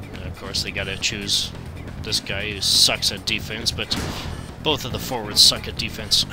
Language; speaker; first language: English; native; English